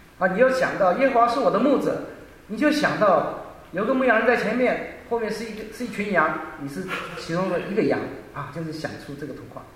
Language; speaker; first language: Chinese; non-native, local second language; Hakka Chinese